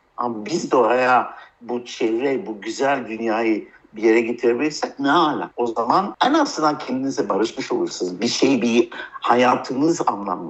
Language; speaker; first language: Turkish; early bilingual, heritage; Turkish